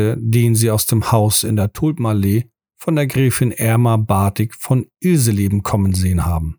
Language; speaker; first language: German; native; German